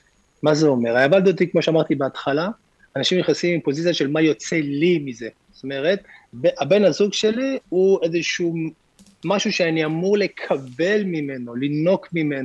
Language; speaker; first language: Hebrew; native; Hebrew